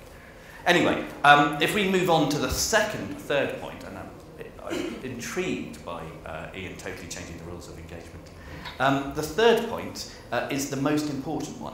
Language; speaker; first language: English; native; English